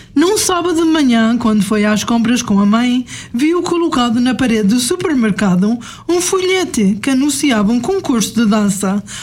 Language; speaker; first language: Portuguese; native; Portuguese